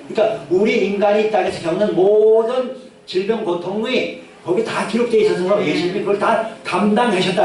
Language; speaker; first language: Korean; native; Korean